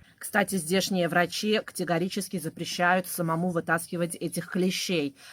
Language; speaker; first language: Russian; native; Russian